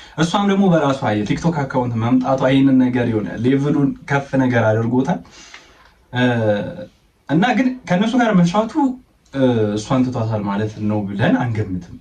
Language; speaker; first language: Amharic; native; Amharic